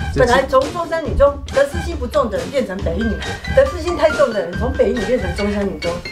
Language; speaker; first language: Chinese; native; Chinese